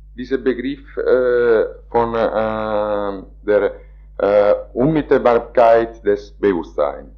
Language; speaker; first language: German; non-native, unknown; Italian